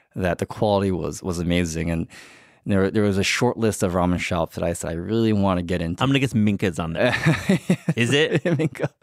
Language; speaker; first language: English; native; English